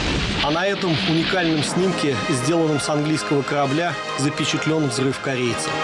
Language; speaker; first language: Russian; native; Russian